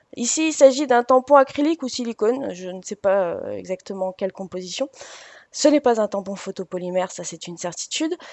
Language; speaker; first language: French; native; French